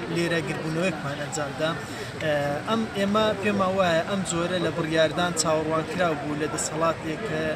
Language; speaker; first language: Central Kurdish; native; Central Kurdish